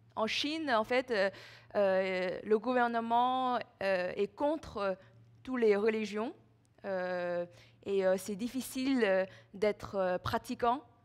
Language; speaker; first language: French; non-native, fluent; Chinese